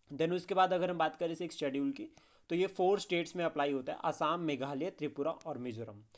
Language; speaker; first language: Hindi; native; Hindi